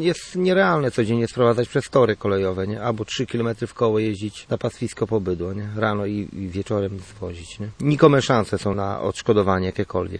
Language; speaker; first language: Polish; native; Polish